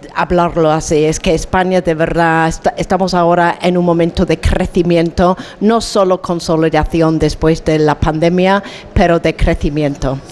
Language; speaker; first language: Spanish; non-native, fluent; English